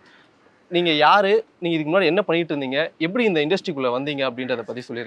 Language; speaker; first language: Tamil; native; Tamil